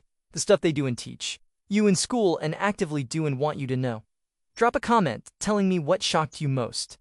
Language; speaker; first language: English; native; English